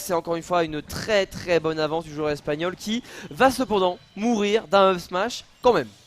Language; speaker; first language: French; native; French